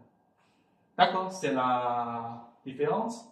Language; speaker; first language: French; non-native, fluent; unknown